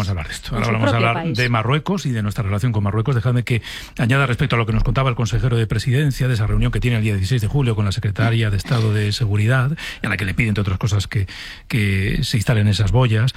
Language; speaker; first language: Spanish; native; Spanish